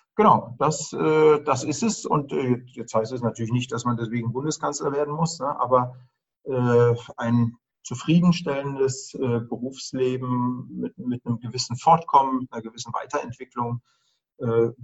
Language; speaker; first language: German; native; German